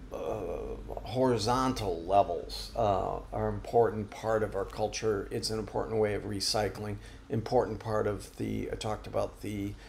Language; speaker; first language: English; native; English